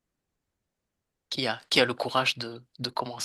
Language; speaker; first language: French; native; French